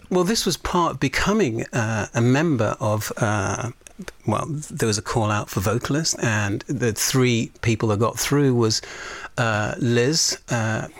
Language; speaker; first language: English; native; English